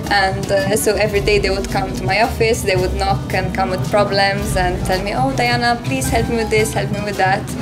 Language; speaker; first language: English; non-native, fluent; Serbian